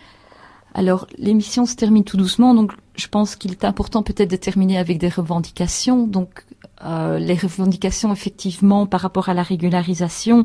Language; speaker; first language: French; native; French